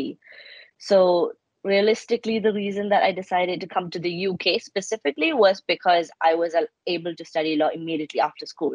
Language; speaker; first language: English; non-native, local second language; Malayalam